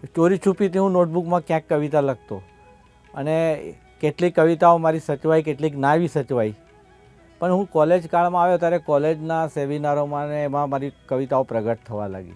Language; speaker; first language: Gujarati; non-native, local second language; Marathi